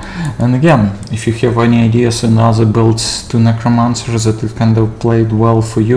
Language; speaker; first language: English; non-native, fluent; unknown